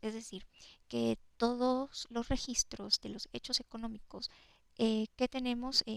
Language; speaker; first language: Spanish; native; Spanish